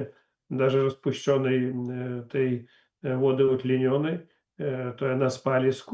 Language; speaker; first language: Polish; non-native, learner; Russian